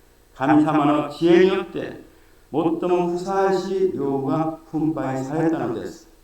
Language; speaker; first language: Japanese; non-native, fluent; Korean